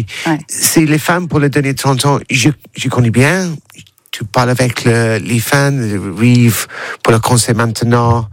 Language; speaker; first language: French; non-native, learner; English